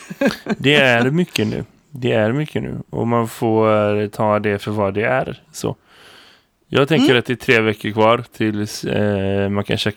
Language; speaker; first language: Swedish; native; Swedish